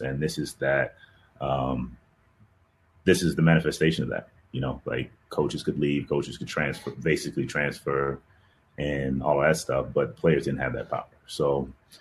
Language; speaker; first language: English; native; English